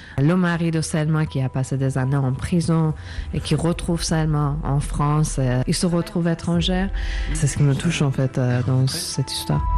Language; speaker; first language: French; non-native, fluent; Persian